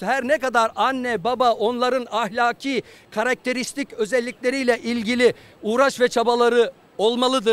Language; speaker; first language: Turkish; native; Turkish